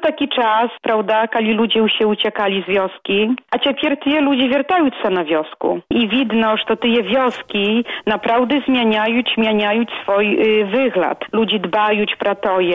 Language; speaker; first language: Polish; non-native, local second language; Belarusian